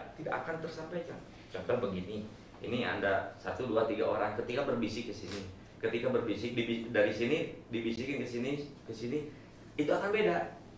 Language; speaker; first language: Indonesian; non-native, local second language; Sundanese